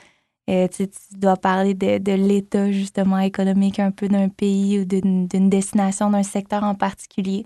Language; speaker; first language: French; native; French